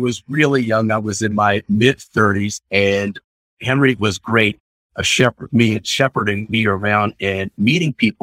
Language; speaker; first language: English; native; English